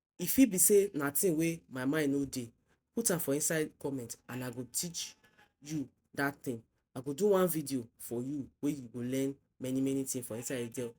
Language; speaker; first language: Nigerian Pidgin; non-native, local second language; Yoruba